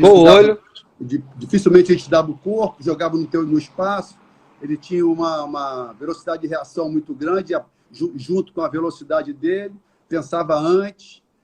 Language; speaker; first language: Portuguese; native; Portuguese